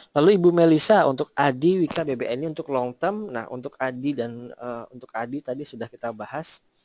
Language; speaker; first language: Indonesian; native; Indonesian